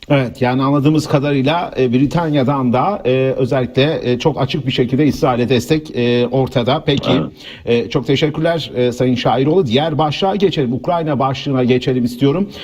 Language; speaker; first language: Turkish; native; Turkish